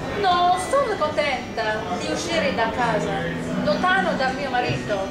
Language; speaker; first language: Italian; non-native, learner; English